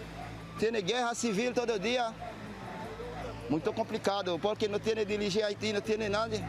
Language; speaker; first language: Portuguese; non-native, learner; Haitian Creole